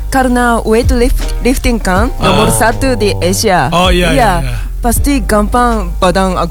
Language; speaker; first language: Indonesian; non-native, learner; Japanese